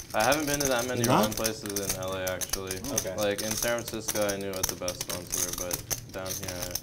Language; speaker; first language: English; native; English